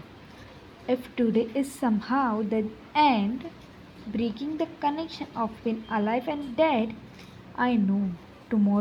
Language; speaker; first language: English; non-native, local second language; Gujarati